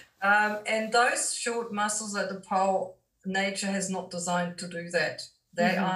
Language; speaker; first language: English; non-native, fluent; German